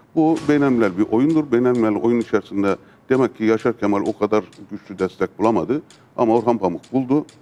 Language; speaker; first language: Turkish; native; Turkish